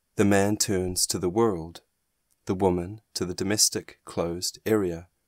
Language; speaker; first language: English; non-native, fluent; German